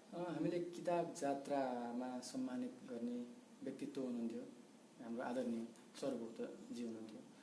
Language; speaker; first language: Nepali; native; Nepali